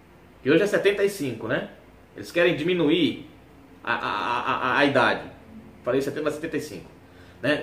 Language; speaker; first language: Portuguese; native; Portuguese